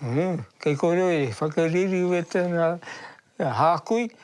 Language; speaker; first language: Māori; non-native, local second language; English